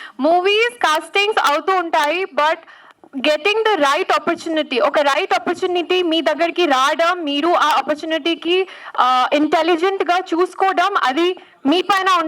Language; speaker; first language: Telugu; non-native, learner; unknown